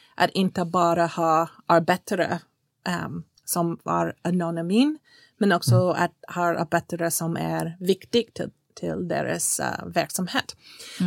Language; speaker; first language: Swedish; non-native, fluent; English